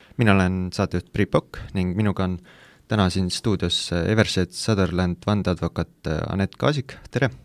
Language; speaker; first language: Estonian; native; Estonian